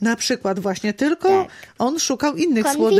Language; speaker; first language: Polish; native; Polish